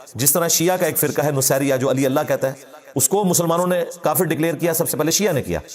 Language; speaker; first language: Urdu; non-native, local second language; Punjabi